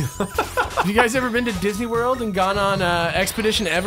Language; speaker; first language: English; native; English